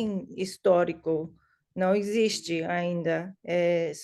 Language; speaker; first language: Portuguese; non-native, learner; English